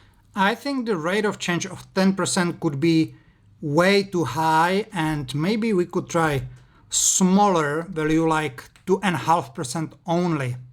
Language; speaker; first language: English; non-native, fluent; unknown